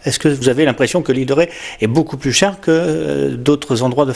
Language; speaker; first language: French; native; French